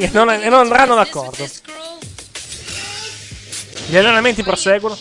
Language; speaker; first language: Italian; native; Italian